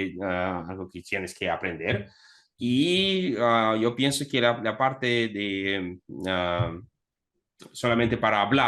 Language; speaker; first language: Spanish; non-native, fluent; Russian